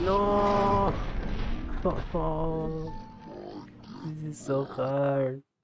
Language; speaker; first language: English; non-native, fluent; Spanish